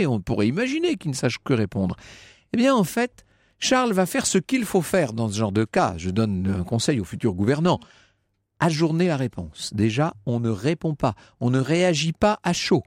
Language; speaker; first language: French; native; French